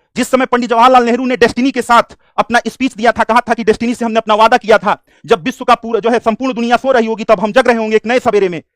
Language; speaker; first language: Hindi; native; Hindi